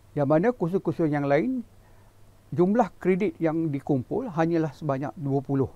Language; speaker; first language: Malay; native; Malay